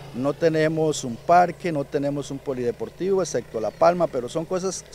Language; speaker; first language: Spanish; native; Spanish